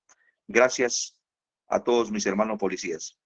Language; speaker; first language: Spanish; native; Spanish